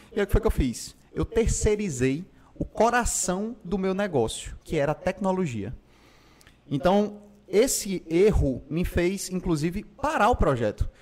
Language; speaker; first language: Portuguese; native; Portuguese